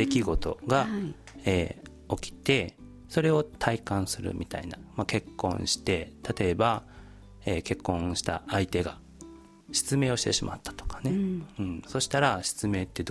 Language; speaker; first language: Japanese; native; Japanese